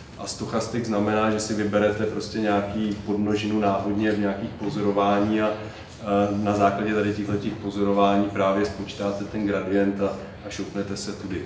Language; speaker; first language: Czech; native; Czech